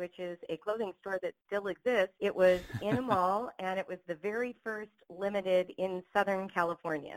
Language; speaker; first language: English; native; English